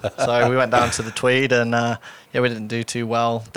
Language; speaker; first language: English; native; English